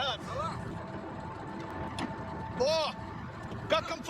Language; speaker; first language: Russian; non-native, learner; English